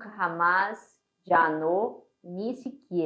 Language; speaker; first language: Spanish; non-native, fluent; Portuguese